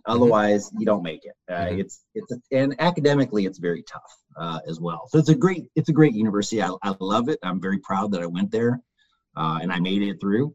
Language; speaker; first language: English; native; English